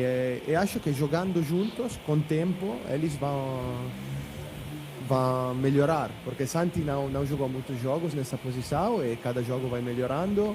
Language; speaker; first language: Portuguese; non-native, fluent; Italian